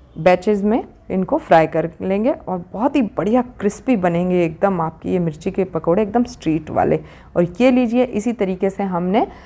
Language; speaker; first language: Hindi; native; Hindi